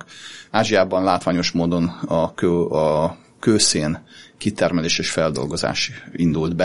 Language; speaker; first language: Hungarian; native; Hungarian